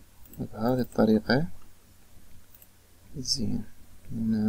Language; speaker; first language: Arabic; native; Arabic